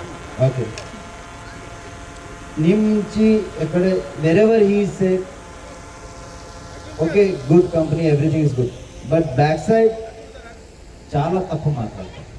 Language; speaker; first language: Telugu; non-native, local second language; Hindi